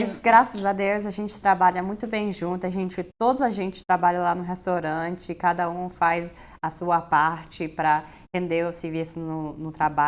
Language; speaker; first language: Portuguese; early bilingual, heritage; Portuguese